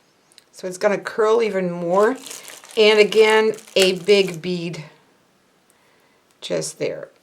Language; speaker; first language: English; non-native, fluent; French